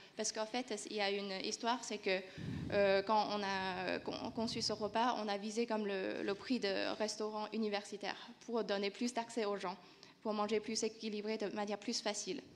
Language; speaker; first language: French; non-native, fluent; Chinese